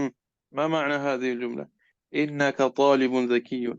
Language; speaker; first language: Arabic; non-native, fluent; Urdu